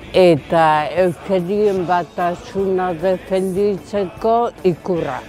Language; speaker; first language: Basque; native; Basque